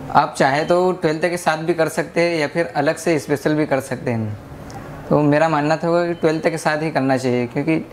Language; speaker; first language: Hindi; native; Hindi